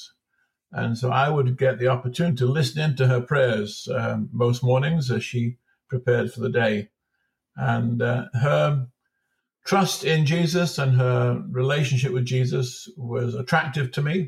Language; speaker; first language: English; native; English